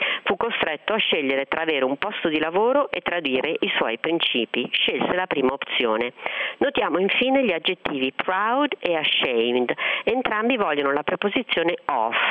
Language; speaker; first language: Italian; native; Italian